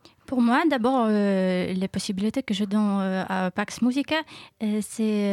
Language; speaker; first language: French; non-native, learner; Ukrainian